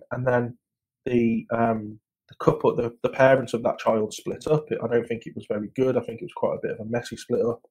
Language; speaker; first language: English; native; English